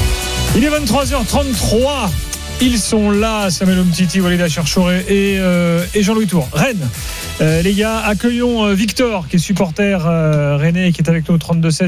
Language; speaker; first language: French; native; French